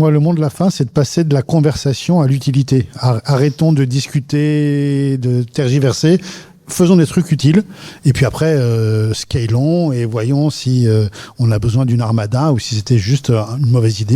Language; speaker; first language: French; native; French